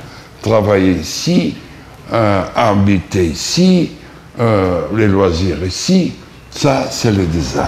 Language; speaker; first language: French; non-native, fluent; Portuguese